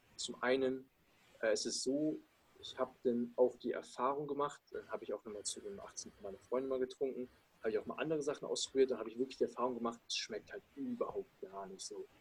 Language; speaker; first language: German; early bilingual, other home language; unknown